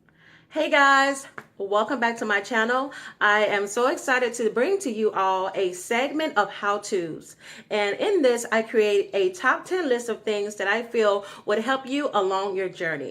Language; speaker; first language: English; native; English